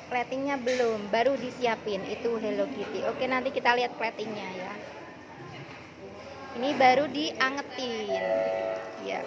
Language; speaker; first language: Indonesian; native; Indonesian